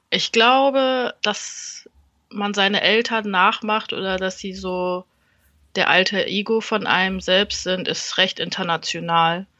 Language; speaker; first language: German; early bilingual, other home language; Vietnamese